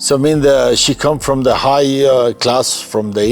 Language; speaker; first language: English; non-native, learner; Albanian